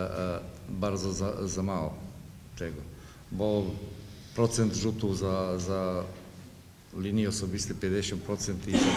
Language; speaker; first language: Polish; non-native, fluent; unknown